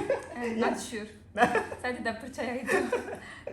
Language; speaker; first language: Indonesian; non-native, learner; Turkish